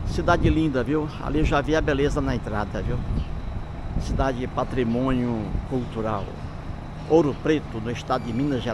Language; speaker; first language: Portuguese; native; Portuguese